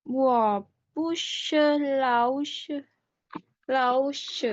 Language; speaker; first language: Chinese; non-native, learner; Indonesian